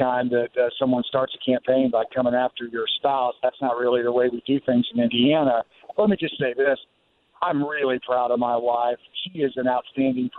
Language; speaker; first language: English; native; English